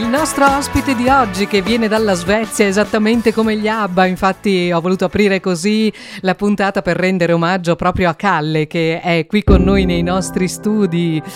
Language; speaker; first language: Italian; native; Italian